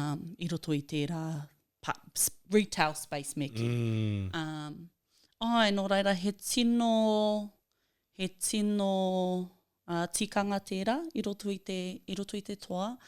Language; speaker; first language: Māori; non-native, local second language; English